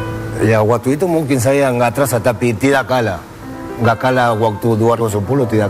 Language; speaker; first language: Indonesian; non-native, fluent; Spanish